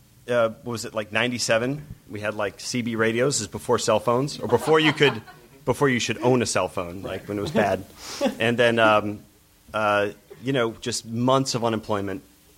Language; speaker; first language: English; native; English